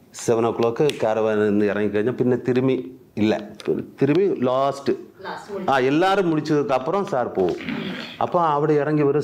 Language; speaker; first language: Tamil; non-native, learner; Malayalam